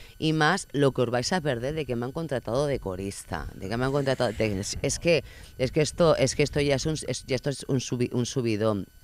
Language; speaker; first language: Spanish; non-native, local second language; Catalan